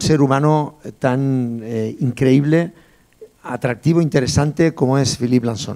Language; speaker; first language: Spanish; native; Spanish